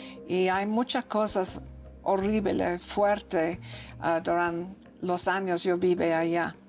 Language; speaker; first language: Spanish; non-native, learner; English